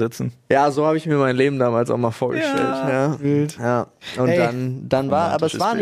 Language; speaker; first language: German; native; German